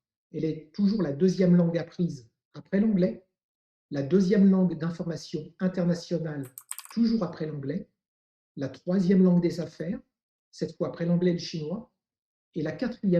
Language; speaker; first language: French; native; French